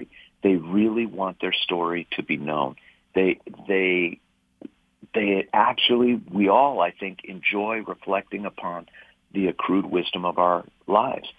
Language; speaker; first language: English; native; English